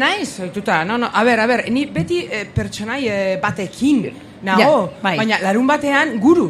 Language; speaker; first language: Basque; non-native, local second language; Spanish